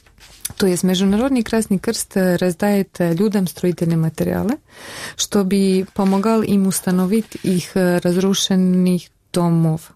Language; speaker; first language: Russian; non-native, learner; Bosnian